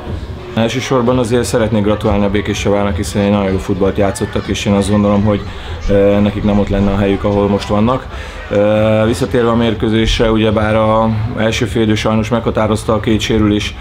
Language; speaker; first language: Hungarian; native; Hungarian